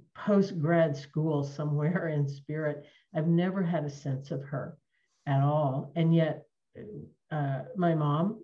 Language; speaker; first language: English; native; English